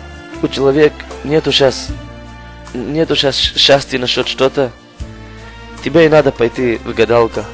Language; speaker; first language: Russian; non-native, learner; Hebrew